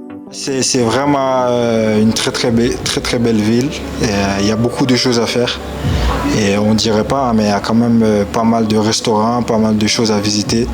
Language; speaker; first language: French; non-native, local second language; Haitian Creole